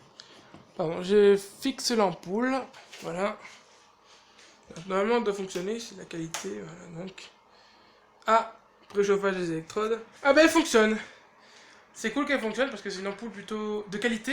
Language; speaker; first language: French; native; French